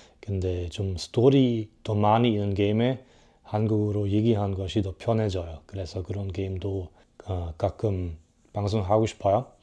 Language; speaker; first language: Korean; non-native, fluent; German